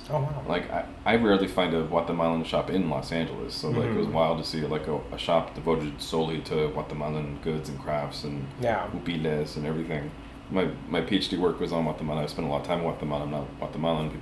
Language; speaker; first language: English; early bilingual, other home language; Spanish